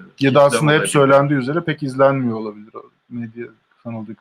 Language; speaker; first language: Turkish; native; Turkish